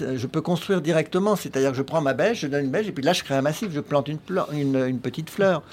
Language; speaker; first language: French; native; French